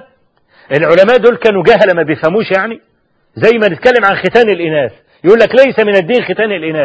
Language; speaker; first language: Arabic; native; Arabic